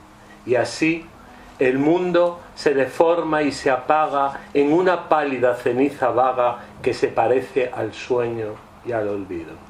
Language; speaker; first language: Spanish; native; Spanish